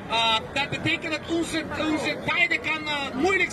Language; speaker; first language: Dutch; non-native, learner; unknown